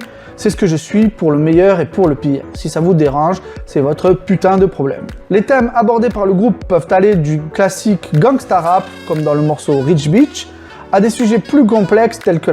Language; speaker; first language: French; native; French